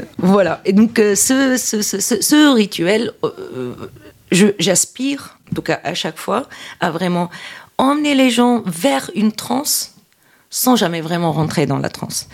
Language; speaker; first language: French; non-native, local second language; Arabic